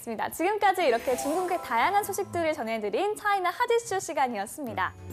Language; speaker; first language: Korean; native; Korean